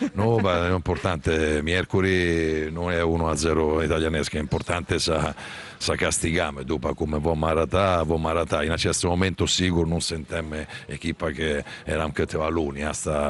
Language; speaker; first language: Romanian; non-native, fluent; Italian